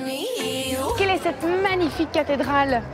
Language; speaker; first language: French; native; French